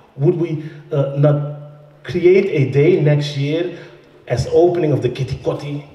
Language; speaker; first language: English; non-native, fluent; Dutch